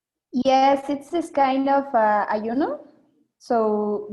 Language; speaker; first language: English; non-native, learner; Spanish